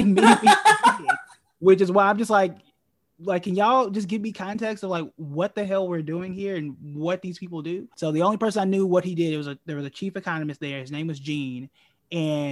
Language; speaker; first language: English; native; English